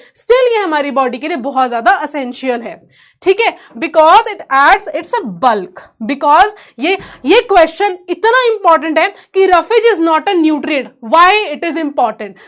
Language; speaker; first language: Hindi; native; Hindi